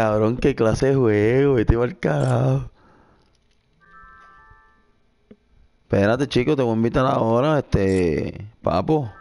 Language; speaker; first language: Spanish; native; Spanish